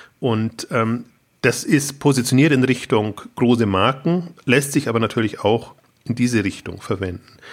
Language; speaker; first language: German; native; German